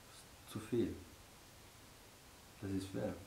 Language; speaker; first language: German; non-native, learner; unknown